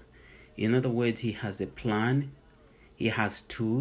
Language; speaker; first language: English; non-native, local second language; Bemba